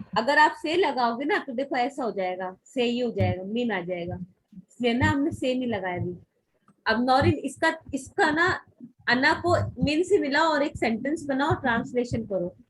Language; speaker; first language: Hindi; native; Hindi